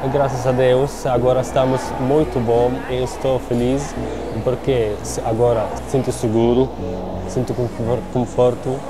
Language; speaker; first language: Portuguese; non-native, learner; Arabic